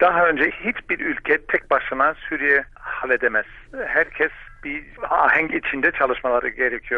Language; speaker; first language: Turkish; non-native, fluent; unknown